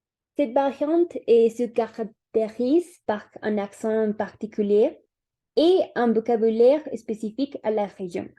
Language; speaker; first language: French; non-native, learner; Spanish